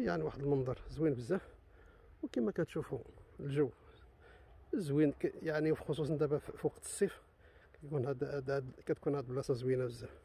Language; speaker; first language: Arabic; native; Arabic